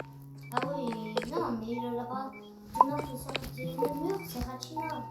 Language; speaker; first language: French; native; French